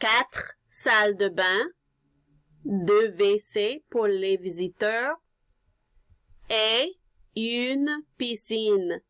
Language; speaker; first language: French; non-native, learner; English